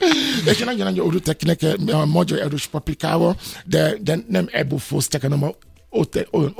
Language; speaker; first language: Hungarian; non-native, fluent; Yoruba